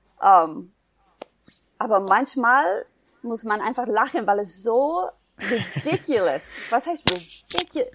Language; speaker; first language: German; non-native, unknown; English